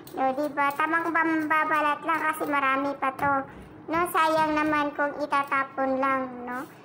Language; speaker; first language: Filipino; non-native, local second language; Cebuano